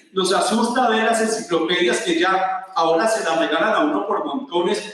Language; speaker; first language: Spanish; native; Spanish